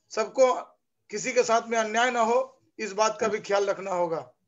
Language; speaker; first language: Hindi; non-native, local second language; Bangla